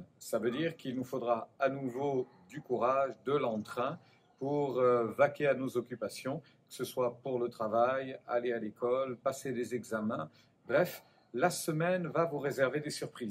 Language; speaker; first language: French; native; French